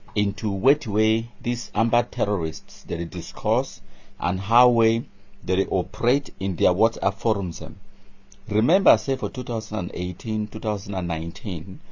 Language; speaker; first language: Nigerian Pidgin; native; Nigerian Pidgin